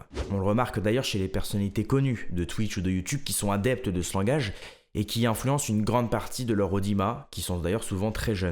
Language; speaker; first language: French; native; French